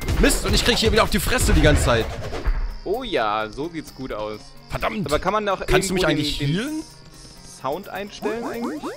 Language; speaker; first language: German; native; German